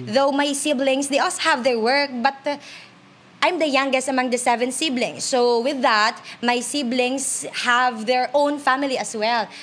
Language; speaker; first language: English; non-native, local second language; Hiligaynon